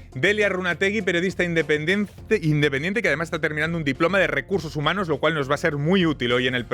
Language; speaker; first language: Spanish; native; Spanish